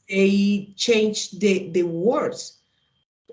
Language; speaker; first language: English; non-native, learner; Spanish